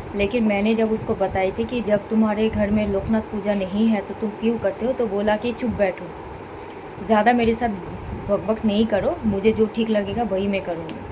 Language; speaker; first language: Hindi; non-native, local second language; Bangla